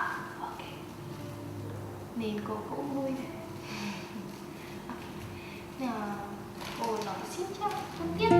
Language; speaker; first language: Vietnamese; non-native, learner; German